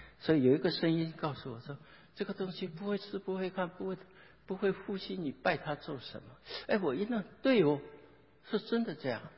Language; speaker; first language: Chinese; non-native, local second language; Hakka Chinese